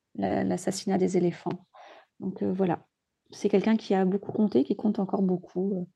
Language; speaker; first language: French; native; French